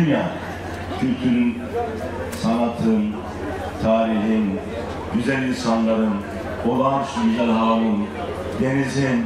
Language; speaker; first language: Turkish; native; Turkish